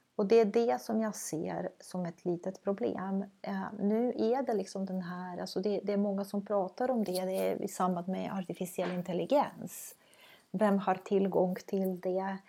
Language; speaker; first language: Swedish; non-native, fluent; Croatian